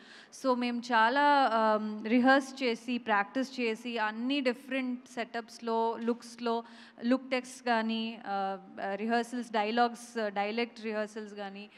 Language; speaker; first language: Telugu; non-native, local second language; Kannada